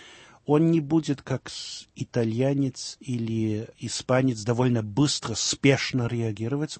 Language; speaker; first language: Russian; early bilingual, heritage; Russian